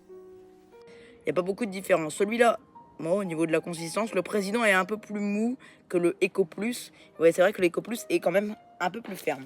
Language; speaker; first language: French; native; French